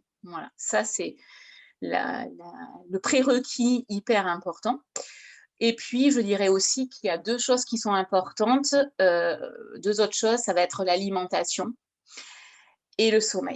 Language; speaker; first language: French; native; French